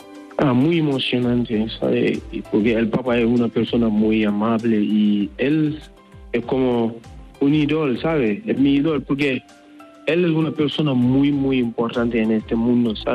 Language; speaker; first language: Spanish; non-native, learner; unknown